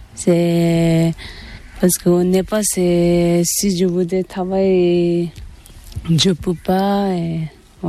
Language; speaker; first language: French; non-native, learner; Tibetan